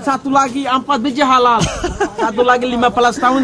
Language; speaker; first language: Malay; non-native, learner; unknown